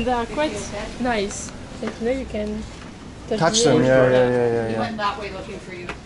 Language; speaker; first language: English; non-native, learner; German